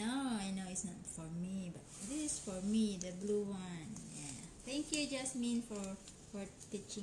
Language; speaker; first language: English; non-native, local second language; Filipino